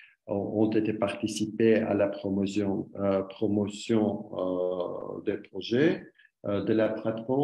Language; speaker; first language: French; non-native, learner; Armenian